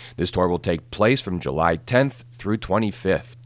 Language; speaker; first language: English; native; English